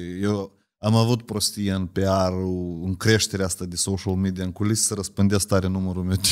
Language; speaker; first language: Romanian; native; Romanian